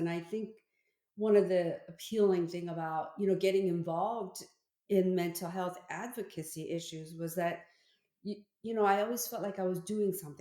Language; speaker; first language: English; early bilingual, other home language; Korean